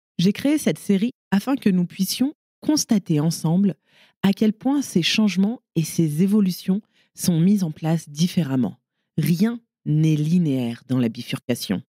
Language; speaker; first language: French; native; French